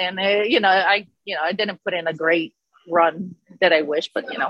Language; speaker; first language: English; non-native, fluent; Spanish